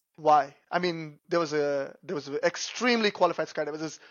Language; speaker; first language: English; non-native, local second language; Tamil